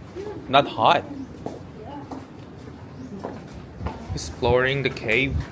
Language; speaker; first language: English; non-native, learner; Korean